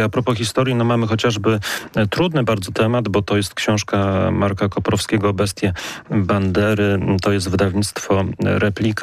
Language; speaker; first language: Polish; native; Polish